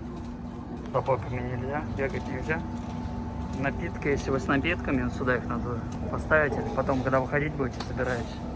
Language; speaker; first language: Russian; native; Russian